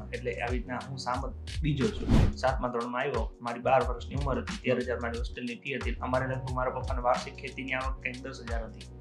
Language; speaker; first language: Gujarati; non-native, local second language; Kachhi